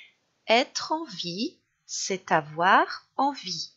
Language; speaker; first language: French; non-native, fluent; English